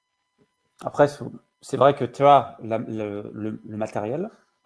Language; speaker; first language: French; native; French